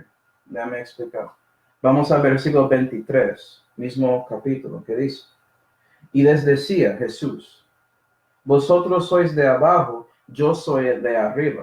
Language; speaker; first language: Spanish; non-native, fluent; English